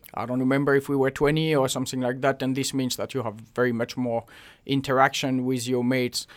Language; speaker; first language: English; non-native, fluent; French